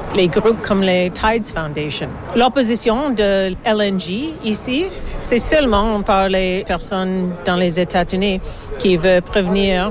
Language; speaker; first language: French; non-native, learner; English